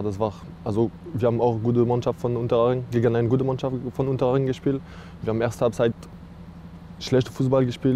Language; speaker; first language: German; non-native, learner; French